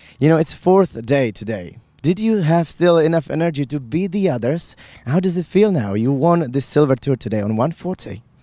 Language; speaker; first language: English; non-native, fluent; Czech